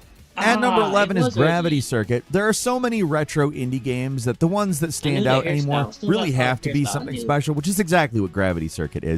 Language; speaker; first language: English; native; English